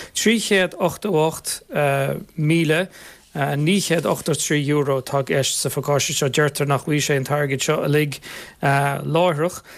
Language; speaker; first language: Irish; native; Irish